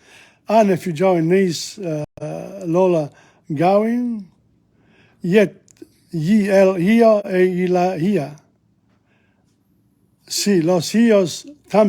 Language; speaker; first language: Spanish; non-native, learner; English